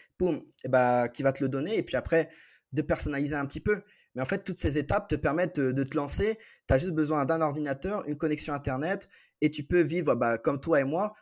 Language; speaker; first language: French; native; French